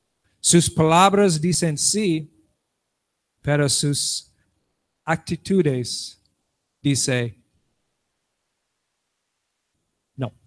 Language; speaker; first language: Spanish; non-native, learner; English